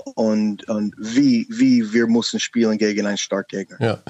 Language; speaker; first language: German; non-native, learner; English